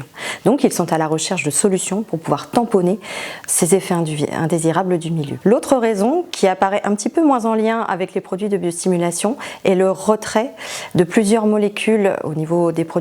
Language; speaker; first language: French; native; French